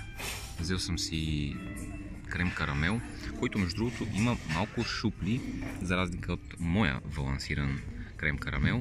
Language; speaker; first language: Bulgarian; native; Bulgarian